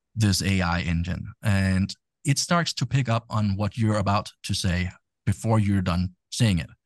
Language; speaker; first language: English; non-native, fluent; Danish